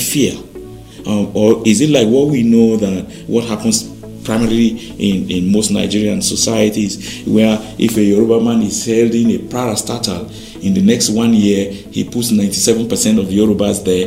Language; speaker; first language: English; non-native, local second language; Yoruba